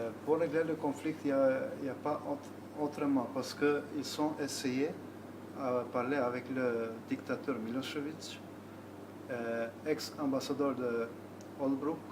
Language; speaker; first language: French; non-native, learner; Albanian